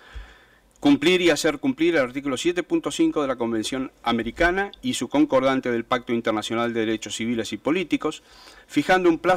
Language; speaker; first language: Spanish; native; Spanish